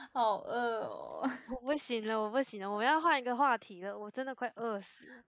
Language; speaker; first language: Chinese; native; Chinese